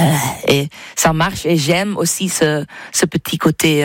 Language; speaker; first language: French; non-native, learner; Dutch